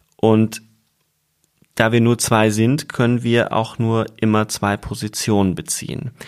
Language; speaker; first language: German; native; German